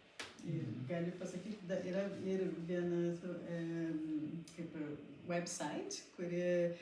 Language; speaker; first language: Lithuanian; non-native, learner; Portuguese